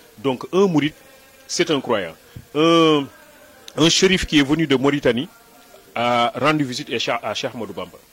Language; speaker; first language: French; non-native, local second language; Wolof